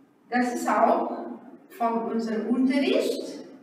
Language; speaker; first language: German; non-native, learner; Sinhala